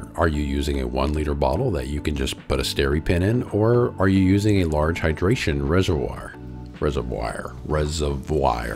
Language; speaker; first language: English; native; English